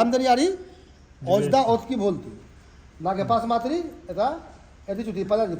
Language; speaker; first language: Russian; non-native, learner; Hindi